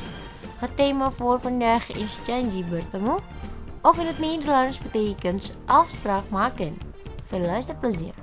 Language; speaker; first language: Dutch; non-native, fluent; Indonesian